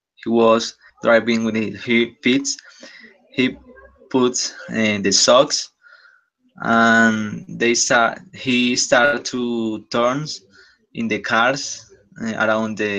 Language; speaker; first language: English; non-native, learner; Spanish